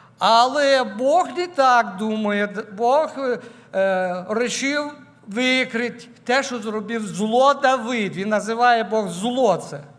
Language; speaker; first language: Ukrainian; native; Ukrainian